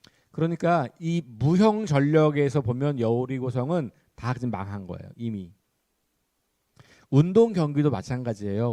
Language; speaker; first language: Korean; native; Korean